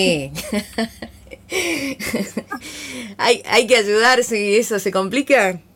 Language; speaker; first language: Spanish; native; Spanish